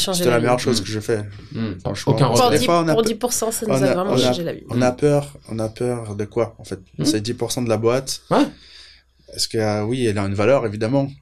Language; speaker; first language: French; non-native, fluent; Portuguese